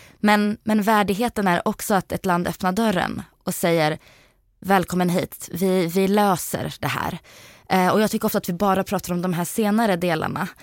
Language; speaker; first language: Swedish; early bilingual, other home language; Bosnian